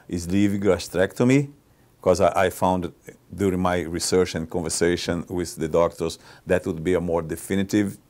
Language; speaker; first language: English; non-native, fluent; Portuguese